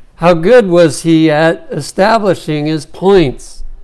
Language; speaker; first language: English; native; English